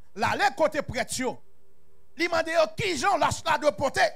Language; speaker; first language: French; native; French